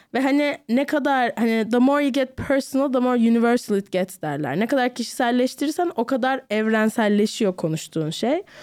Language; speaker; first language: Turkish; native; Turkish